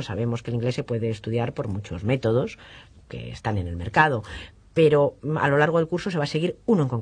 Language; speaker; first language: Spanish; native; Spanish